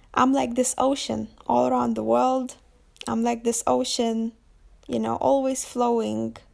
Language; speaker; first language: English; non-native, fluent; Lithuanian